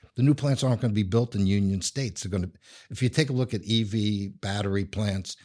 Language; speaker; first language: English; native; English